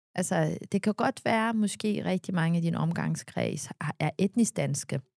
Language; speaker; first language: Danish; early bilingual, other home language; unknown